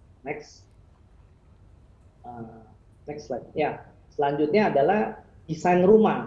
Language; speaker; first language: Indonesian; native; Indonesian